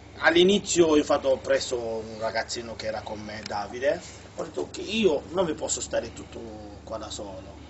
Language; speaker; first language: Italian; non-native, fluent; English